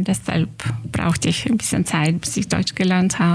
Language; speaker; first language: German; non-native, fluent; Lithuanian